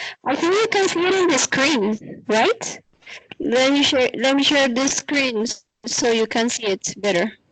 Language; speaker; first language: English; non-native, fluent; Spanish